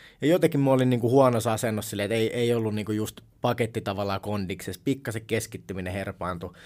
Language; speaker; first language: Finnish; native; Finnish